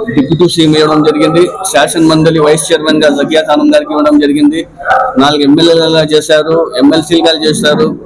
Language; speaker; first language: Telugu; non-native, local second language; Urdu